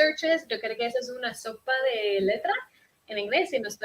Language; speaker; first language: Spanish; non-native, fluent; English